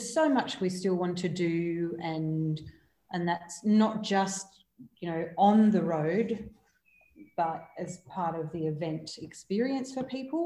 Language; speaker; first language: English; native; English